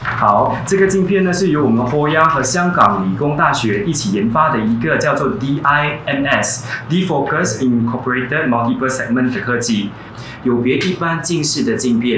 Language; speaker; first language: Chinese; native; Chinese